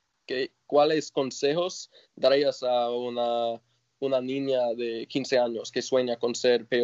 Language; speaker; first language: Spanish; non-native, fluent; English